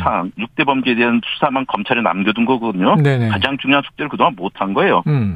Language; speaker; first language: Korean; native; Korean